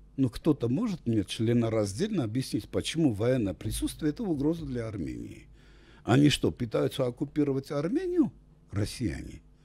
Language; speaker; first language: Russian; non-native, local second language; Armenian